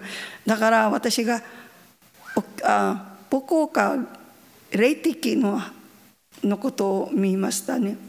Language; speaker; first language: Japanese; non-native, learner; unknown